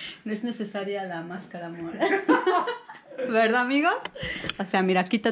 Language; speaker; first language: Spanish; native; Spanish